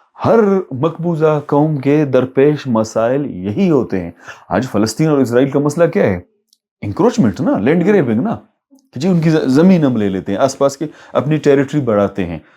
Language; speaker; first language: Urdu; non-native, local second language; Baluchi